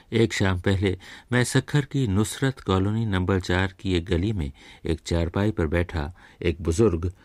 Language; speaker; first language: Urdu; native; Urdu